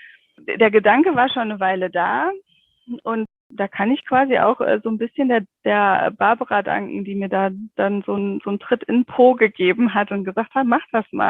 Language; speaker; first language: German; native; German